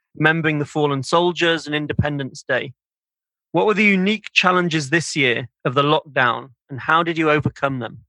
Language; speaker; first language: English; native; English